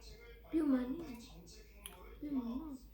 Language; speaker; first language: Korean; non-native, learner; Filipino